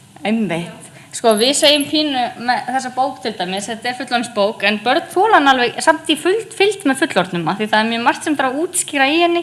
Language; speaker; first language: Icelandic; native; Icelandic